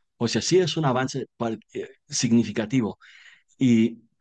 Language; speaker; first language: Spanish; non-native, fluent; English